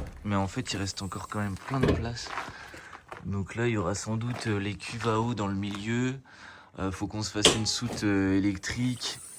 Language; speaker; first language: French; native; French